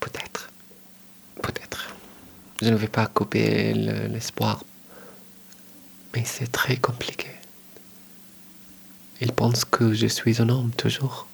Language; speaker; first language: French; non-native, learner; Arabic